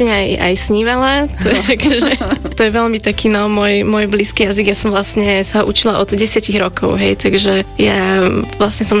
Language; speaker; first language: Slovak; native; Slovak